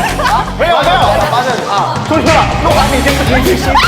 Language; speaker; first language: Chinese; native; Chinese